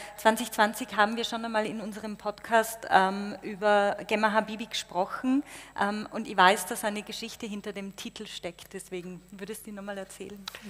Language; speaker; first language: German; native; German